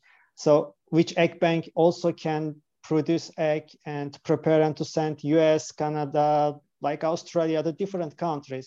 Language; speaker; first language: English; non-native, fluent; Turkish